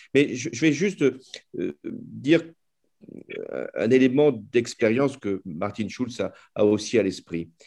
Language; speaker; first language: French; native; French